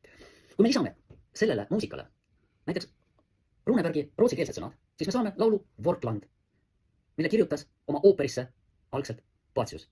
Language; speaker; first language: Estonian; native; Estonian